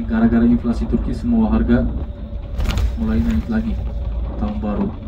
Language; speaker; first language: Indonesian; non-native, fluent; Turkish